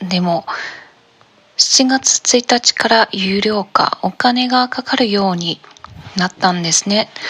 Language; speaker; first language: Japanese; non-native, learner; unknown